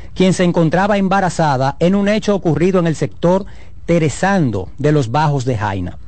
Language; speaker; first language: Spanish; native; Spanish